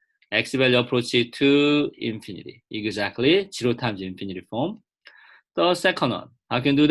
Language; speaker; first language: English; non-native, fluent; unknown